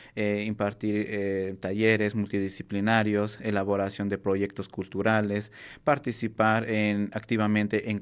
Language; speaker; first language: Spanish; non-native, local second language; Nahuatl languages